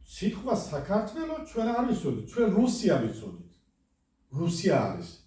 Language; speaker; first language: Georgian; early bilingual, heritage; Georgian